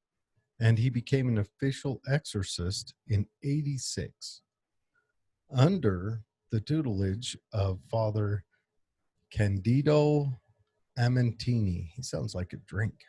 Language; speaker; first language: English; native; English